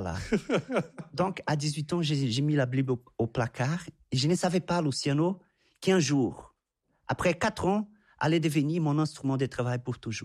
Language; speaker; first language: French; non-native, fluent; Portuguese